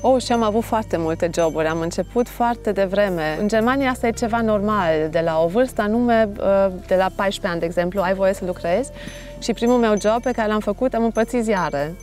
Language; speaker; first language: Romanian; non-native, local second language; German